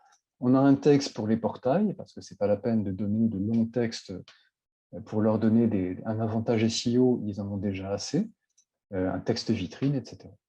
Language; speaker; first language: French; native; French